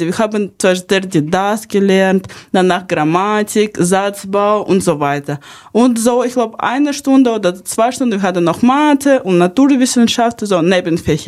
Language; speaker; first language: German; non-native, fluent; Ukrainian